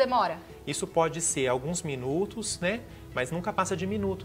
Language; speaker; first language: Portuguese; native; Portuguese